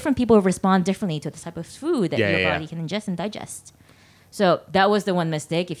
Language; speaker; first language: English; non-native, local second language; Cantonese